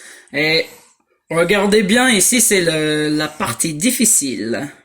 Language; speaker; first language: French; non-native, fluent; English